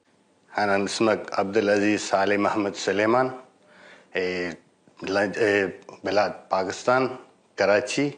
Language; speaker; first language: Arabic; non-native, learner; Urdu